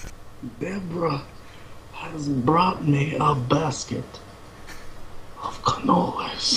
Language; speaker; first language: English; native; English